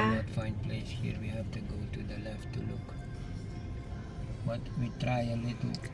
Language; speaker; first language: English; non-native, fluent; Dutch